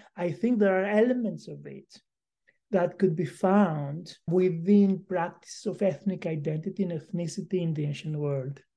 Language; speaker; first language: English; non-native, fluent; Greek